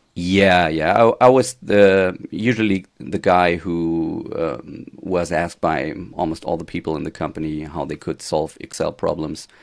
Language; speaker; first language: English; non-native, fluent; German